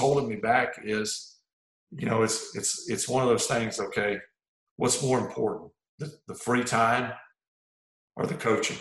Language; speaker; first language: English; native; English